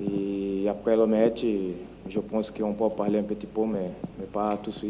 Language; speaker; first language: French; non-native, fluent; Portuguese